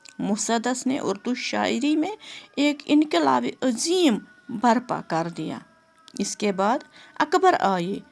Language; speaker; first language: Urdu; non-native, local second language; Kashmiri